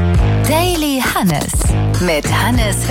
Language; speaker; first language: German; native; German